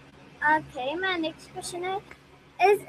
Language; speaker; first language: English; non-native, learner; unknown